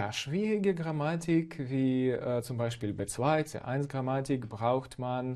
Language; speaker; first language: German; non-native, fluent; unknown